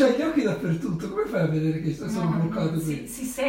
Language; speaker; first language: Italian; non-native, learner; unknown